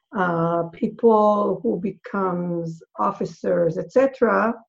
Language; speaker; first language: English; non-native, fluent; Hebrew